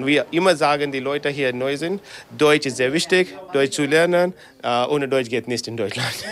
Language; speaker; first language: German; non-native, learner; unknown